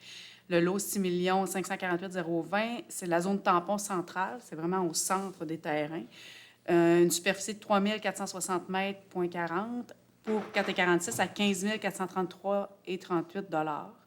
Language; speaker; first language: French; native; French